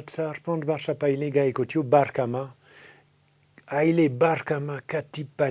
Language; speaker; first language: Nepali; non-native, fluent; French